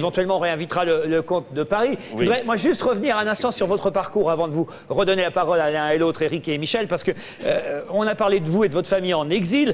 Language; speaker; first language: French; native; French